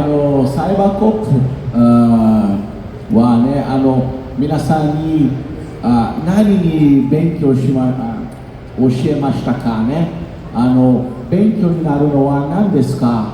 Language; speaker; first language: Japanese; non-native, fluent; Portuguese